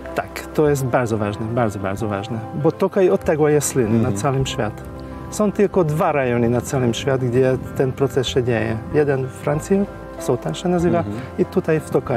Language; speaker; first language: Polish; non-native, fluent; Hungarian